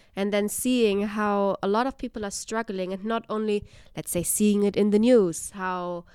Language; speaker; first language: English; non-native, fluent; German